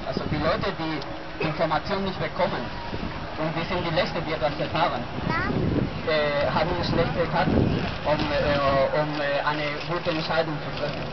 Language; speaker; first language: German; non-native, learner; Spanish